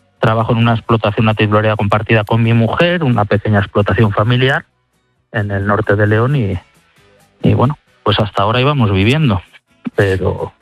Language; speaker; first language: Spanish; native; Spanish